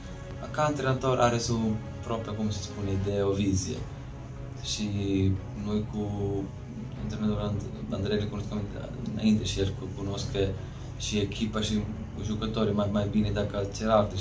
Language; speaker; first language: Romanian; non-native, learner; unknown